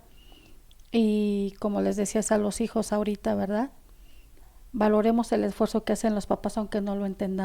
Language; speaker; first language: Spanish; native; Spanish